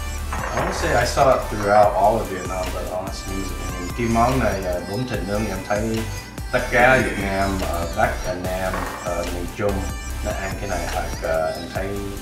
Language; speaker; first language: Vietnamese; early bilingual, other home language; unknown